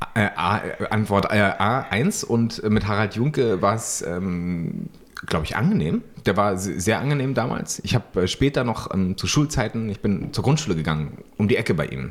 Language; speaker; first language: German; native; German